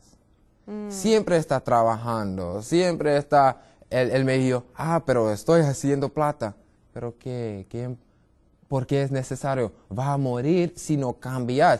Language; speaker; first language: Spanish; non-native, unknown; English